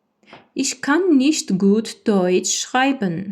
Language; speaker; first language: German; non-native, fluent; Armenian